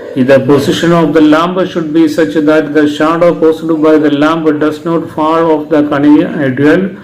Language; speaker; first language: English; non-native, local second language; Malayalam